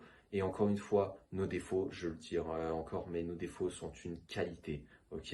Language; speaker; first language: French; native; French